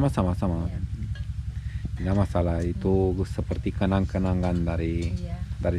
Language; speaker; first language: Indonesian; non-native, learner; Romanian